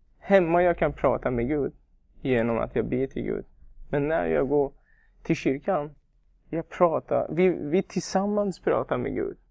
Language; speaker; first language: Swedish; non-native, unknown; Persian